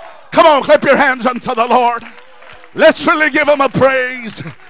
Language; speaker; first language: English; early bilingual, other home language; Spanish